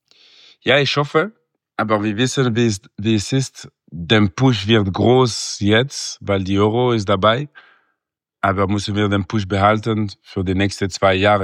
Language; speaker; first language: German; non-native, local second language; French